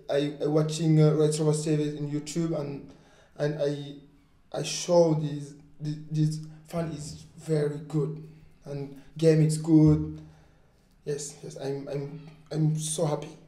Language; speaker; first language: English; non-native, learner; French